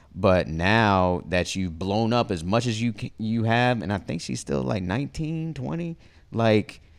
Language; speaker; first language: English; early bilingual, other home language; Haitian Creole